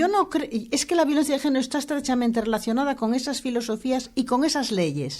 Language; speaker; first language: Spanish; native; Spanish